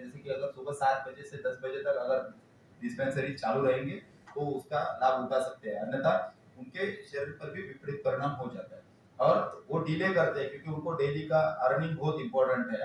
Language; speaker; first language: Hindi; non-native, local second language; Marathi